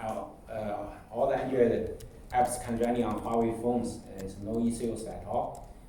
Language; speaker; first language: English; non-native, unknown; Chinese